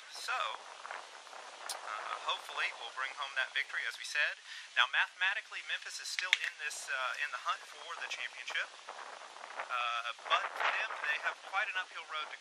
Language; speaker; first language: English; native; English